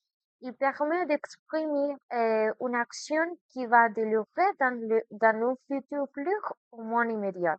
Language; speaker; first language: French; non-native, learner; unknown